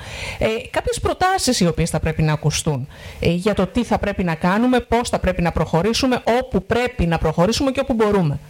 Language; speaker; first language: Greek; native; Greek